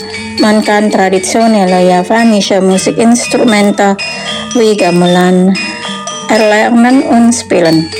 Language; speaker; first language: German; non-native, learner; Indonesian